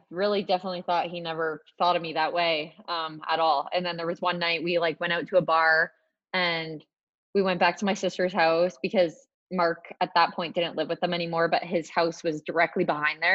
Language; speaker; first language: English; native; English